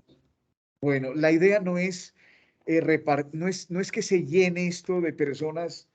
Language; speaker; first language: Spanish; native; Spanish